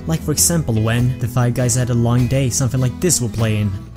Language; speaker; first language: English; native; English